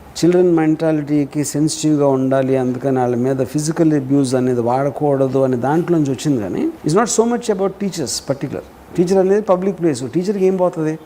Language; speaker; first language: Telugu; native; Telugu